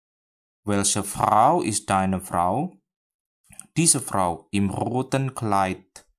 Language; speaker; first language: German; non-native, fluent; Indonesian